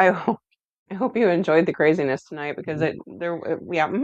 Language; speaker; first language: English; native; English